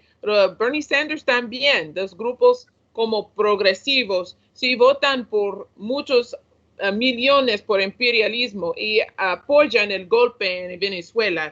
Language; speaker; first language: Spanish; non-native, learner; English